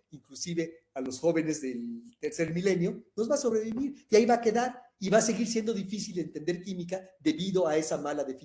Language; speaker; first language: Spanish; native; Spanish